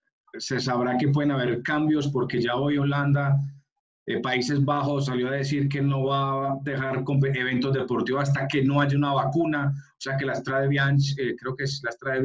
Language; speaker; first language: Spanish; native; Spanish